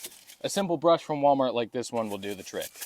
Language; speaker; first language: English; native; English